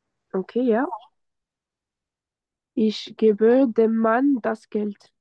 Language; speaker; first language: German; non-native, fluent; French